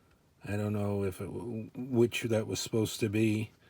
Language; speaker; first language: English; native; English